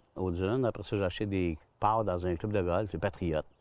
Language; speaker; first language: French; native; French